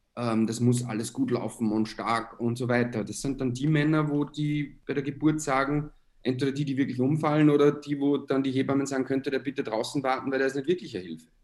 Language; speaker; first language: German; native; German